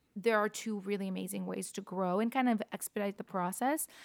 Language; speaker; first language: English; non-native, fluent; Russian